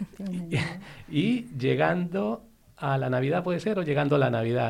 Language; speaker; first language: Spanish; native; Spanish